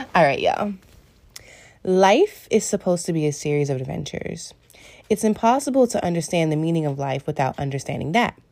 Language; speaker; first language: English; native; English